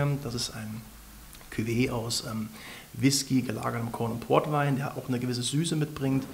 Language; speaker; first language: German; native; German